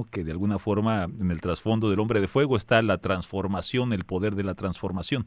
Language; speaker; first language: Spanish; native; Spanish